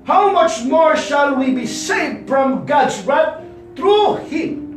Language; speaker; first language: English; non-native, local second language; Filipino